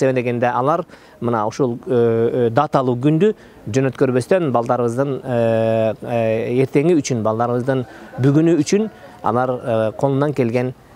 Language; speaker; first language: Kyrgyz; native; Kyrgyz